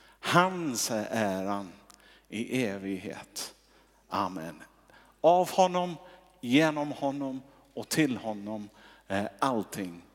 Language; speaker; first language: Swedish; non-native, fluent; English